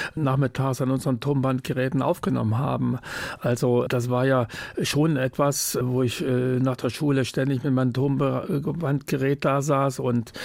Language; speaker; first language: German; native; German